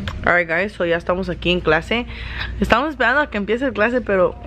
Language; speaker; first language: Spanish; early bilingual, heritage; Spanish